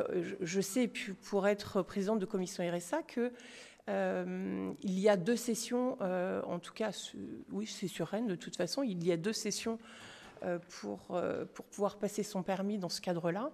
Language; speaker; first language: French; native; French